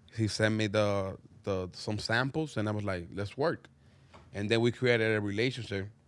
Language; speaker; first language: English; non-native, fluent; Spanish